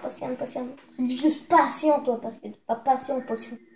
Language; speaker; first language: French; native; French